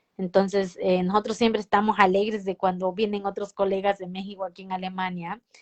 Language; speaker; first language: Spanish; native; Spanish